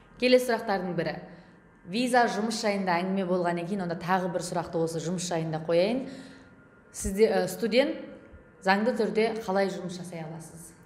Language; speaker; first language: Kazakh; native; Kazakh